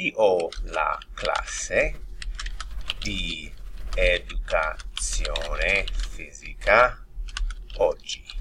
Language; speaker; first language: Italian; non-native, fluent; English